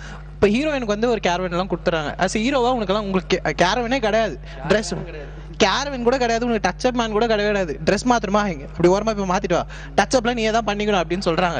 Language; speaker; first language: Tamil; native; Tamil